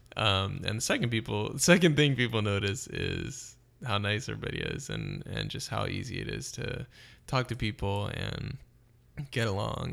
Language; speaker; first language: English; native; English